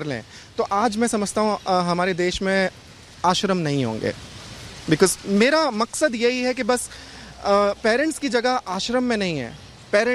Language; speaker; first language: Hindi; native; Hindi